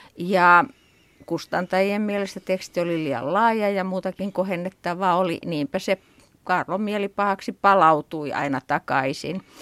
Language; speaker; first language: Finnish; native; Finnish